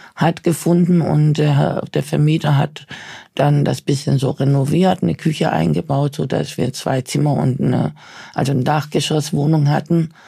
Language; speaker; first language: German; early bilingual, other home language; Turkish